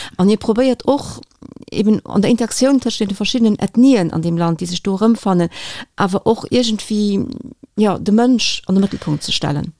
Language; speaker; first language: Luxembourgish; native; Luxembourgish